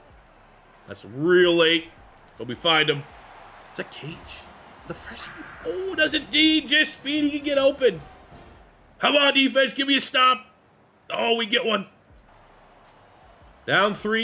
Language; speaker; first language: English; native; English